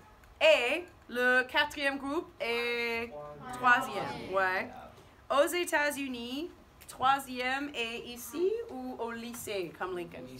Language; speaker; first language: French; non-native, fluent; English